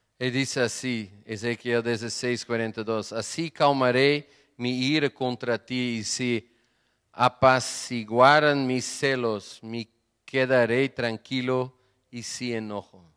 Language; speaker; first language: Spanish; non-native, fluent; Portuguese